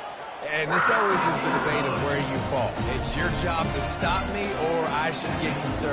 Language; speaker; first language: English; native; English